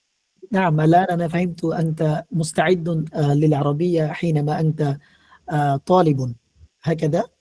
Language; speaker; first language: Arabic; non-native, learner; Bangla